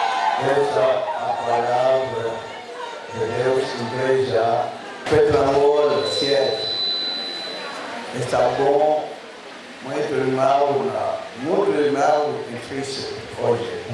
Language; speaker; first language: Portuguese; non-native, learner; Lingala